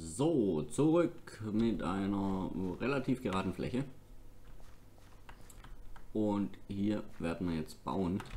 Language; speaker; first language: German; native; German